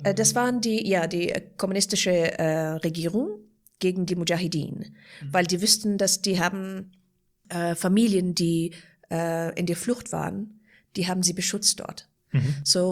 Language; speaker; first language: German; non-native, fluent; Persian